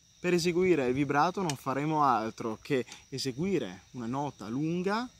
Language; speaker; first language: Italian; native; Italian